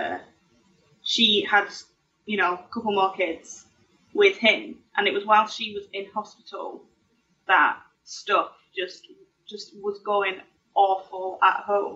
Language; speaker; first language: English; native; English